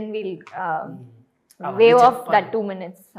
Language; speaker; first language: Telugu; non-native, fluent; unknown